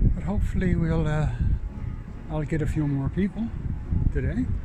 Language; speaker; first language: English; native; English